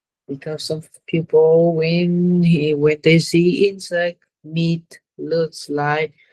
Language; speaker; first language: English; non-native, learner; Vietnamese